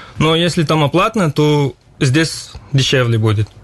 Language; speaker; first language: Russian; non-native, learner; Arabic